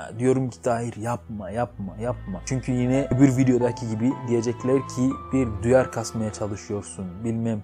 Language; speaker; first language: Turkish; non-native, fluent; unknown